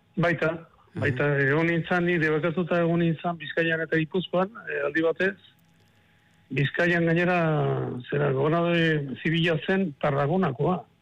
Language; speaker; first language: Basque; non-native, local second language; Spanish